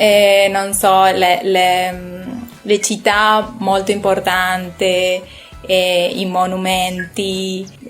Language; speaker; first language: Italian; non-native, learner; Spanish